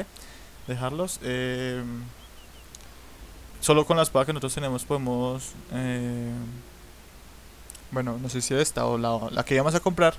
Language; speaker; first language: Spanish; native; Spanish